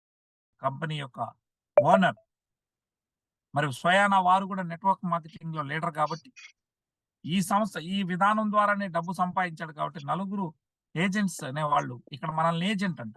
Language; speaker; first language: Telugu; native; Telugu